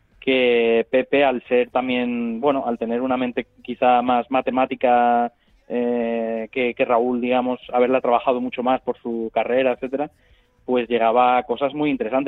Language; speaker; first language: Spanish; native; Spanish